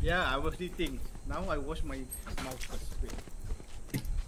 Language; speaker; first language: English; non-native, local second language; Malay